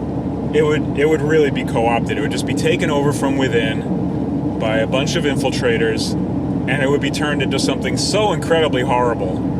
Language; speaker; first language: English; native; English